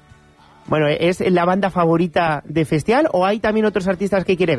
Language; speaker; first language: Spanish; native; Spanish